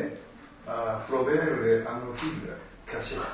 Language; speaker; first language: French; non-native, learner; Japanese